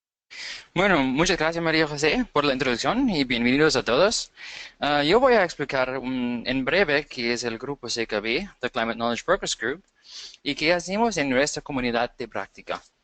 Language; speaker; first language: Spanish; non-native, fluent; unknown